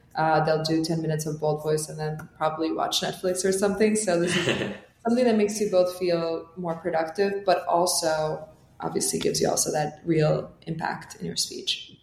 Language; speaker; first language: English; non-native, fluent; Albanian